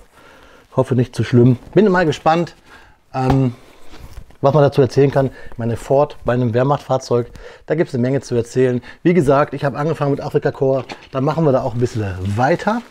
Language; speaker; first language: German; native; German